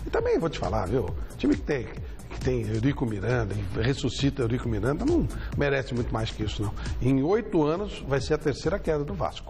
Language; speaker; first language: Portuguese; native; Portuguese